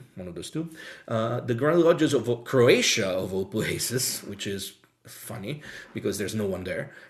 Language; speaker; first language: English; non-native, fluent; Italian